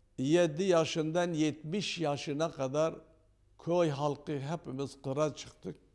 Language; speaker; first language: Turkish; non-native, local second language; Turoyo